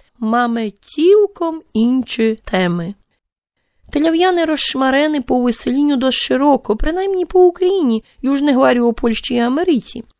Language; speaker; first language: Ukrainian; native; Ukrainian